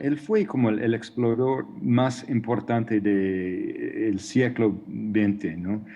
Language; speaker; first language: Spanish; non-native, fluent; English